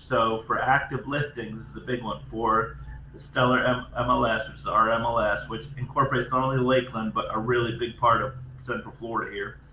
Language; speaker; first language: English; native; English